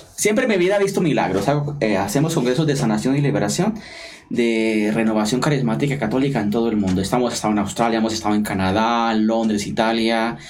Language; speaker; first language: Spanish; native; Spanish